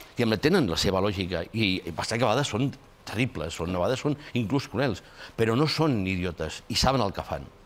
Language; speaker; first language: Catalan; non-native, local second language; Spanish